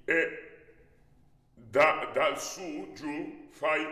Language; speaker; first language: Italian; non-native, learner; Georgian